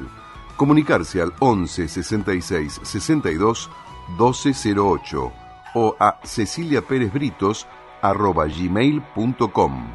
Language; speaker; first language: Spanish; native; Spanish